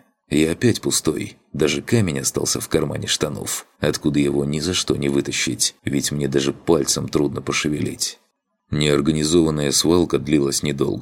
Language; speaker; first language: Russian; native; Russian